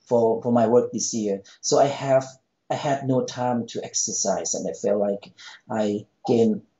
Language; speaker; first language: English; non-native, fluent; Thai